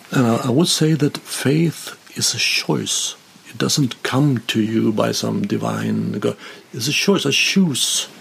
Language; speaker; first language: English; non-native, fluent; Swedish